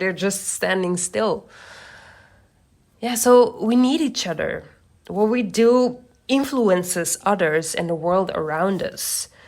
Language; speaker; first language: English; non-native, fluent; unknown